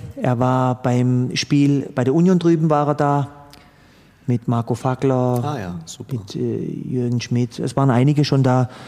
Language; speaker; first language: German; early bilingual, other home language; Croatian